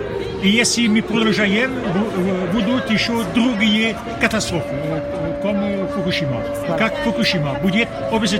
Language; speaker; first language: Russian; non-native, fluent; French